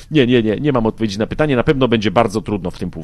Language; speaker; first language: Polish; native; Polish